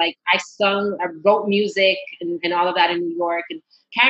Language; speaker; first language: English; early bilingual, other home language; Spanish